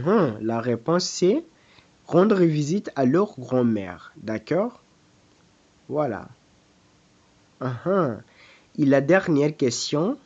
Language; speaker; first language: French; non-native, fluent; Portuguese